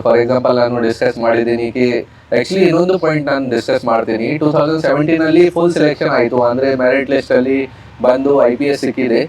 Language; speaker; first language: Kannada; non-native, local second language; Hindi